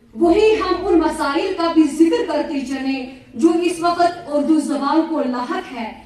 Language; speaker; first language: Urdu; non-native, local second language; Kashmiri